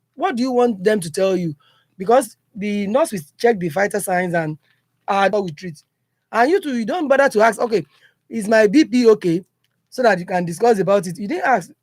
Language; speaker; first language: English; non-native, local second language; Yoruba